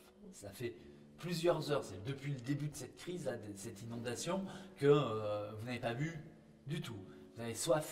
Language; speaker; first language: French; native; French